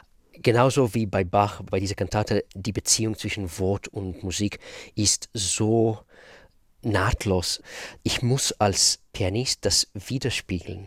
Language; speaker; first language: German; non-native, fluent; Russian